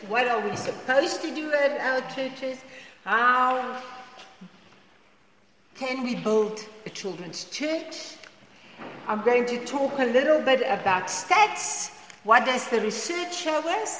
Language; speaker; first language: English; non-native, local second language; Afrikaans